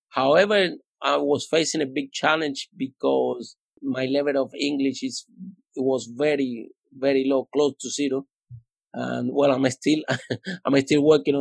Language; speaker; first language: English; non-native, fluent; Spanish